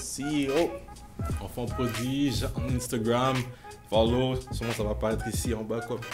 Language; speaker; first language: French; native; French